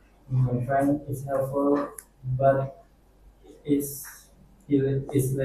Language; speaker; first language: English; non-native, learner; Indonesian